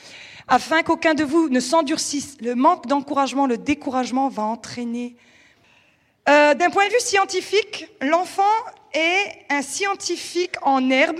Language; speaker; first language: French; native; French